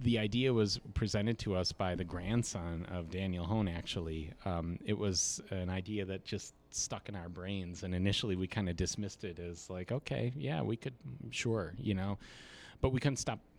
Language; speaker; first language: English; native; English